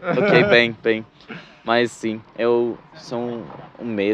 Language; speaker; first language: Portuguese; non-native, learner; English